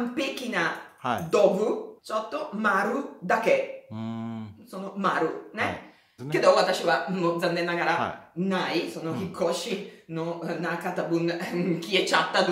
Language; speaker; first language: Japanese; non-native, learner; Italian